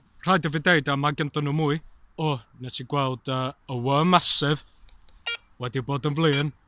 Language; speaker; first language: Welsh; non-native, learner; English